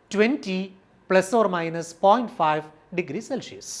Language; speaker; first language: English; non-native, local second language; Malayalam